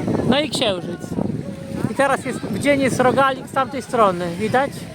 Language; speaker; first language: Polish; native; Polish